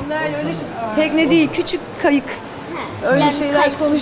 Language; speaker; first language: Turkish; native; Turkish